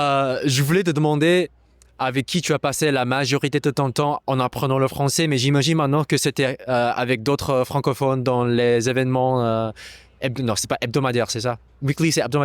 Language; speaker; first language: French; non-native, fluent; English